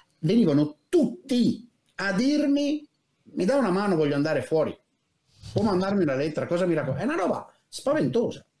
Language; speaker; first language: Italian; native; Italian